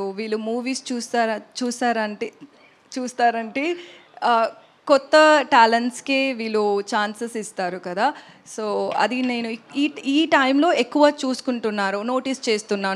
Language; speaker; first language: Telugu; non-native, learner; Tamil